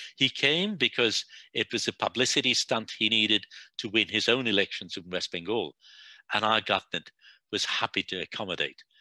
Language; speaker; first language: English; non-native, local second language; Bangla